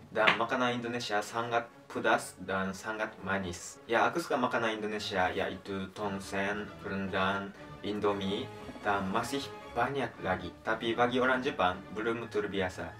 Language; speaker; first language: Indonesian; non-native, fluent; Japanese